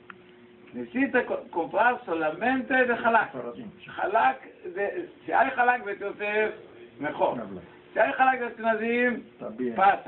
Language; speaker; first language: Spanish; non-native, learner; Hebrew